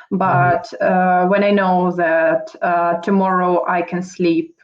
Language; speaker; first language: English; non-native, fluent; Russian